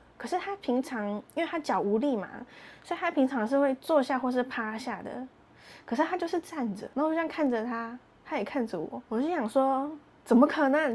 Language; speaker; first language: Chinese; native; Chinese